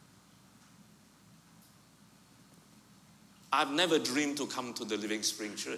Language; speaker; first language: English; non-native, fluent; Vietnamese